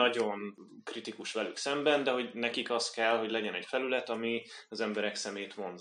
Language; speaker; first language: Hungarian; native; Hungarian